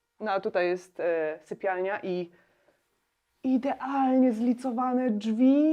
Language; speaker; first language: Polish; native; Polish